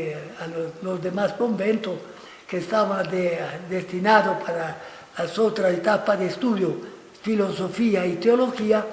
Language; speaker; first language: Spanish; non-native, fluent; Italian